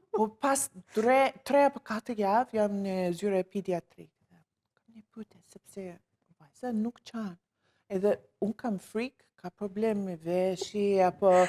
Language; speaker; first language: Albanian; non-native, learner; English